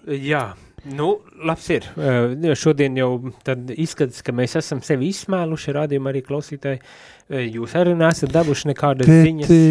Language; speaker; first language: Latvian; native; Latvian